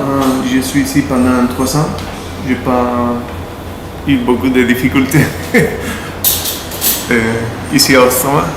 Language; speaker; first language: French; non-native, learner; Spanish